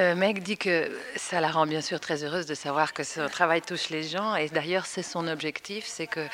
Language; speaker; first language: French; native; French